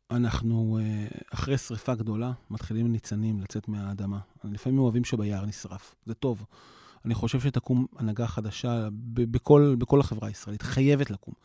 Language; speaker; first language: Hebrew; native; Hebrew